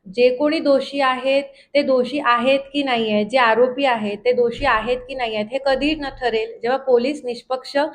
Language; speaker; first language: Marathi; native; Marathi